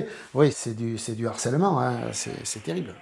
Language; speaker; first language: French; native; French